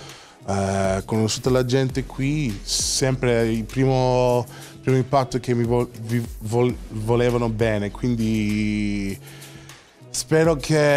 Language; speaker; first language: Italian; non-native, fluent; English